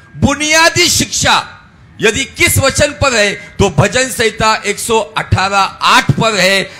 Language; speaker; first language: Hindi; non-native, local second language; Marathi